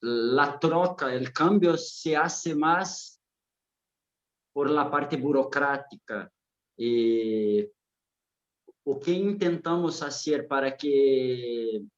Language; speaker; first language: Spanish; non-native, fluent; Portuguese